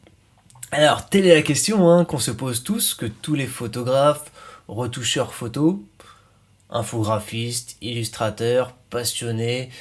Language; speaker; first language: French; native; French